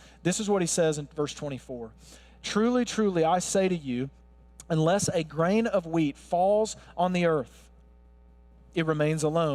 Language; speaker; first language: English; native; English